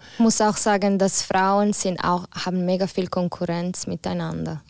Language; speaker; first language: German; non-native, fluent; Italian